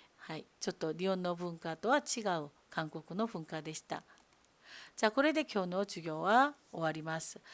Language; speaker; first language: Japanese; non-native, fluent; Korean